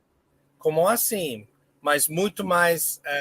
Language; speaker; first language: Portuguese; non-native, learner; English